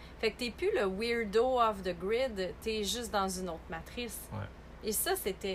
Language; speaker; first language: French; native; French